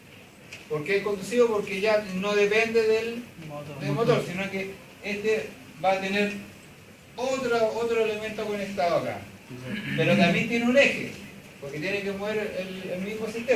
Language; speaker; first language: Spanish; native; Spanish